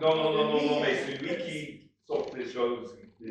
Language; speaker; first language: French; non-native, fluent; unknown